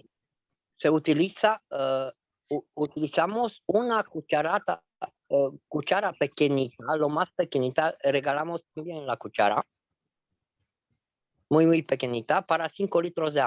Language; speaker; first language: Spanish; non-native, fluent; Romanian